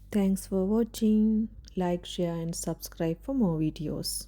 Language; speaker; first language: English; non-native, local second language; Tamil